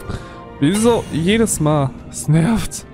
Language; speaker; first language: German; native; German